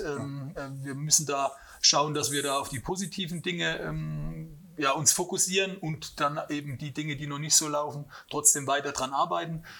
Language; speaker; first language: German; native; German